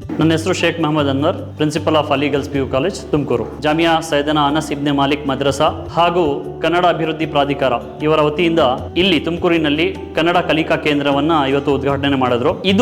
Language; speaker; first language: Kannada; non-native, local second language; Urdu